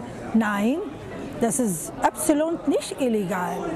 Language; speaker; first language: German; non-native, fluent; Arabic